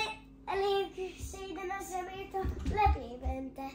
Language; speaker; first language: Polish; early bilingual, heritage; Polish